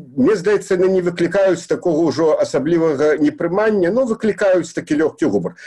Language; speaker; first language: Belarusian; native; Belarusian